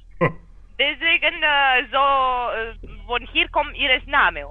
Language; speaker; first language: German; non-native, learner; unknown